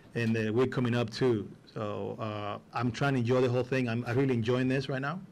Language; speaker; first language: English; non-native, fluent; Spanish